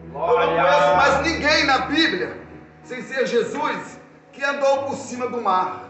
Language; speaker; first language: Portuguese; native; Portuguese